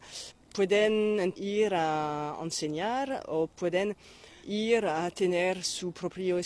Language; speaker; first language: Spanish; non-native, fluent; French